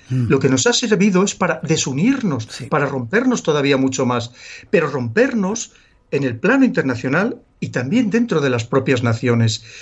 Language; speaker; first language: Spanish; native; Spanish